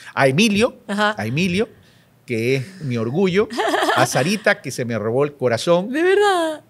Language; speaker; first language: Spanish; native; Spanish